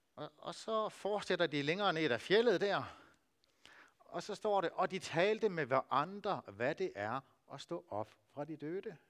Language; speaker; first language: Danish; native; Danish